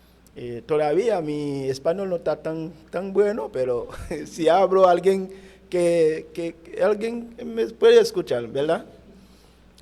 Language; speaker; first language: Spanish; non-native, fluent; Haitian Creole